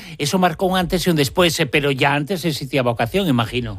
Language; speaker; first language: Spanish; native; Spanish